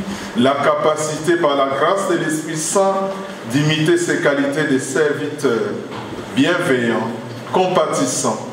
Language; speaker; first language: French; non-native, local second language; Lingala